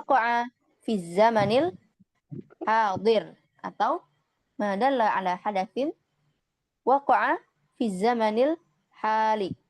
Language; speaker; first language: Arabic; non-native, fluent; Indonesian